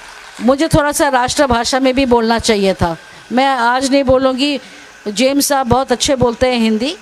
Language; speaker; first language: Hindi; non-native, local second language; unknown